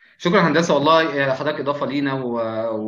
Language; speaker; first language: Arabic; native; Arabic